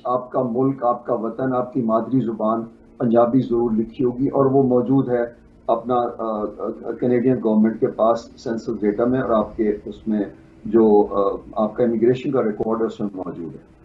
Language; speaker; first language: Urdu; non-native, local second language; Punjabi